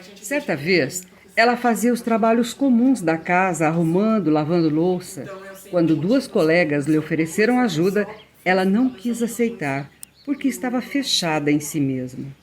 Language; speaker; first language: Portuguese; native; Portuguese